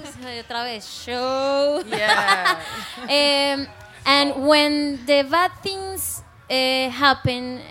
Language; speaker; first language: English; non-native, learner; Spanish